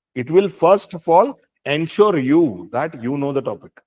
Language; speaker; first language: English; non-native, local second language; Kannada